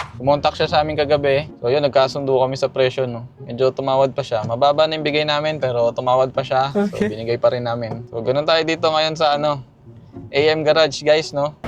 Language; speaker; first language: Filipino; non-native, local second language; Cebuano